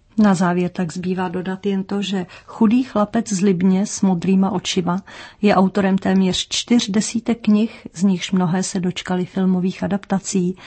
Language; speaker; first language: Czech; native; Czech